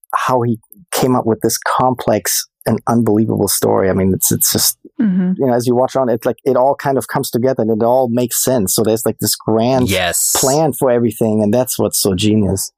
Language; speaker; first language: English; non-native, fluent; German